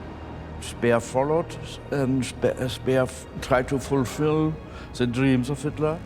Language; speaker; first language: English; non-native, fluent; German